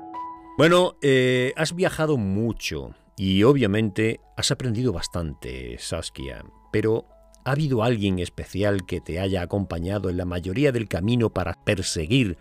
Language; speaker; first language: Spanish; native; Spanish